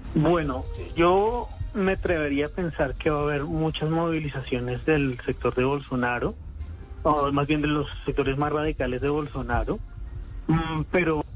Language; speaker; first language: Spanish; native; Spanish